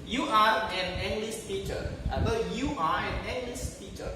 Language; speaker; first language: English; non-native, fluent; Indonesian